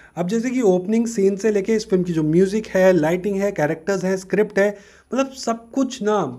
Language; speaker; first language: Hindi; native; Hindi